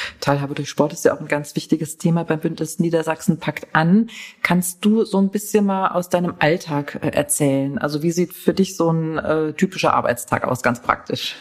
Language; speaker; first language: German; native; German